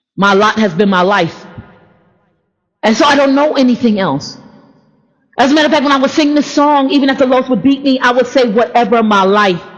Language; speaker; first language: English; native; English